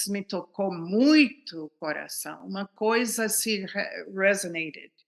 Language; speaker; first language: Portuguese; non-native, fluent; English